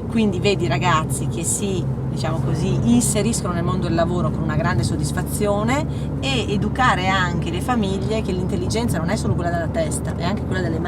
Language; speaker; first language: Italian; native; Italian